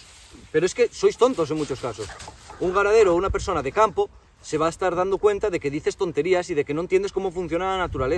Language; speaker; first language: Spanish; native; Spanish